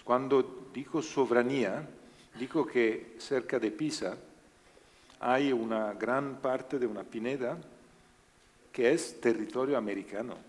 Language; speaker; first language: Spanish; non-native, learner; Italian